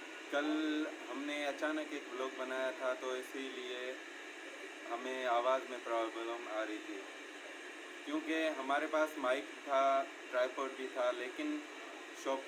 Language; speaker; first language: Hindi; non-native, local second language; Sindhi